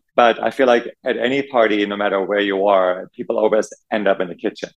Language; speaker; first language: English; non-native, fluent; German